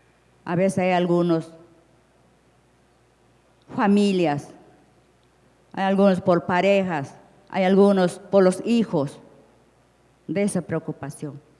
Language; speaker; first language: Spanish; non-native, local second language; Shipibo-Conibo